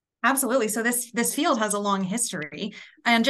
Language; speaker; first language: English; native; English